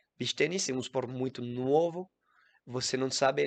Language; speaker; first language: Portuguese; non-native, learner; French